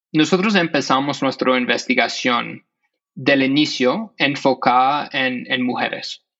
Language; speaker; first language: Spanish; non-native, fluent; English